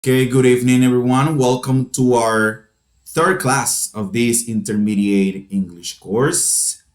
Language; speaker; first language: English; non-native, fluent; Spanish